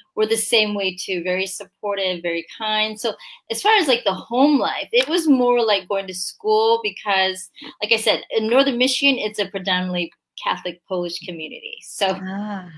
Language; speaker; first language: English; early bilingual, other home language; Korean